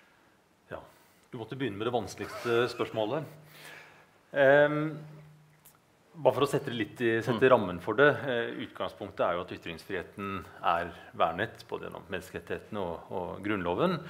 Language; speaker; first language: Norwegian; native; Norwegian